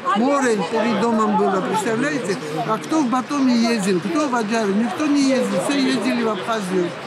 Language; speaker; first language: Russian; non-native, local second language; Georgian